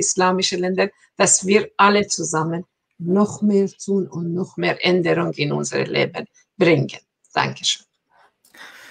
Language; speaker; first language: German; non-native, fluent; Persian